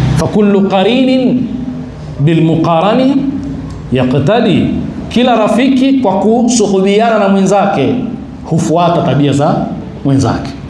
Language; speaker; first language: Swahili; native; Swahili